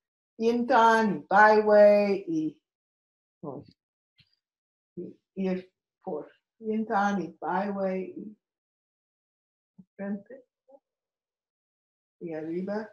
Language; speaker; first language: Spanish; non-native, learner; English